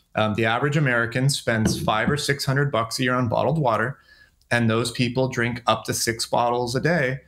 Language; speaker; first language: English; native; English